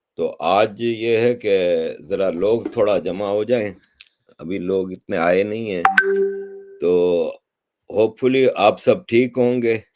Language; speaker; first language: Urdu; native; Urdu